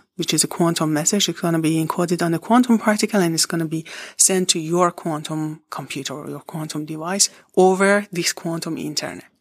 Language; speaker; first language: English; non-native, fluent; Persian